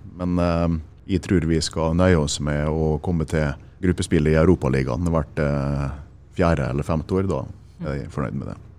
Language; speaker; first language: Norwegian; native; Norwegian